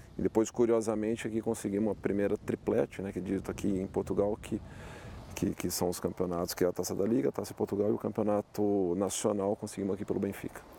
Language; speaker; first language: Portuguese; native; Portuguese